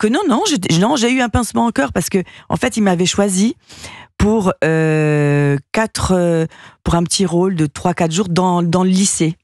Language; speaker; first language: French; early bilingual, other home language; Portuguese